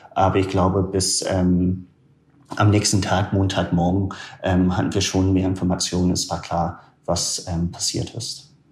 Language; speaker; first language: German; non-native, fluent; English